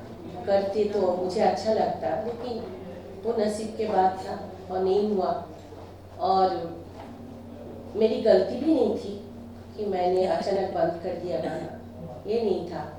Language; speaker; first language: Hindi; non-native, local second language; Bangla